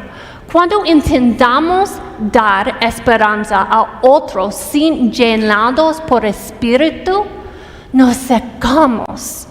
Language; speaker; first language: Spanish; non-native, fluent; English